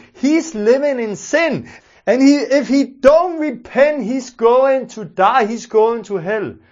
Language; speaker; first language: English; non-native, fluent; Danish